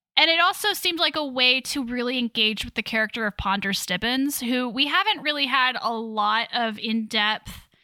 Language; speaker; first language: English; native; English